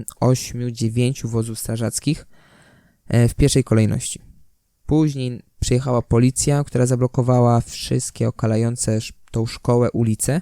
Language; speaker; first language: Polish; native; Polish